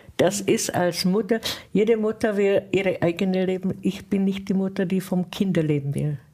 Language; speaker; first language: German; non-native, fluent; Czech